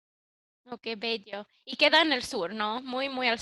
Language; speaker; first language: Spanish; early bilingual, heritage; English